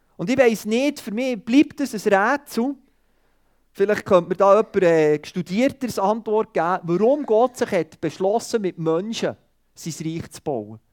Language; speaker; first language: German; non-native, fluent; Swiss German